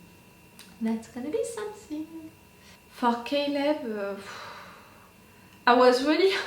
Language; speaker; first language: English; non-native, fluent; French